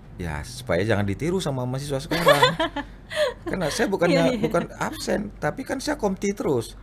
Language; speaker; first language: Indonesian; non-native, local second language; Minangkabau